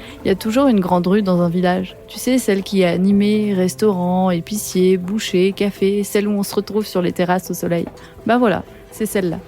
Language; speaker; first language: French; native; French